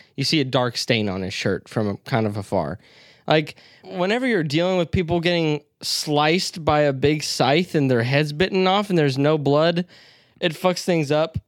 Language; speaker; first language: English; native; English